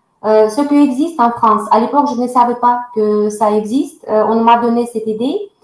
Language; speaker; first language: French; non-native, fluent; Russian